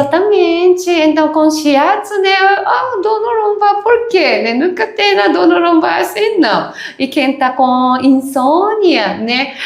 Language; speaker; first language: Portuguese; non-native, learner; Japanese